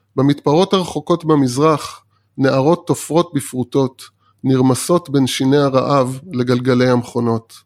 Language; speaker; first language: Hebrew; early bilingual, other home language; Persian